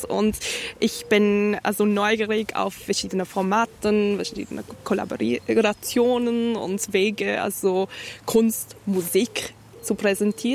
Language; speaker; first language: German; non-native, fluent; English